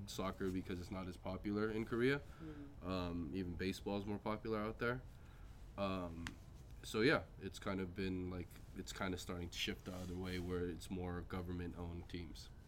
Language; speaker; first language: English; early bilingual, other home language; Korean